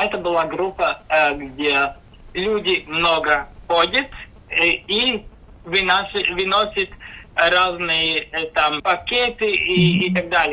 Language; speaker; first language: Russian; non-native, local second language; Latvian